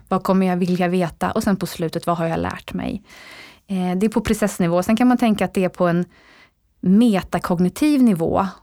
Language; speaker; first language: Swedish; native; Swedish